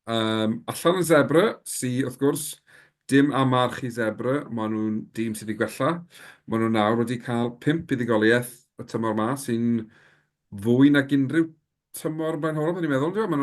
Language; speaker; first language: Welsh; native; Welsh